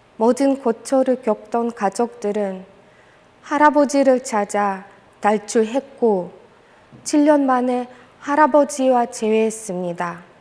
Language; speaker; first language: Korean; non-native, fluent; Russian